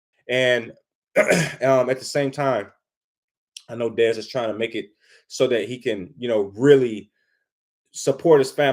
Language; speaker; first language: English; native; English